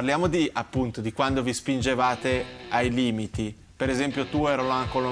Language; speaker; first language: Italian; native; Italian